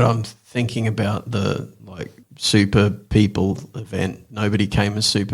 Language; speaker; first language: English; native; English